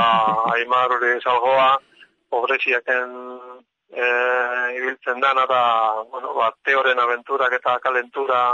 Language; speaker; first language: Basque; native; Basque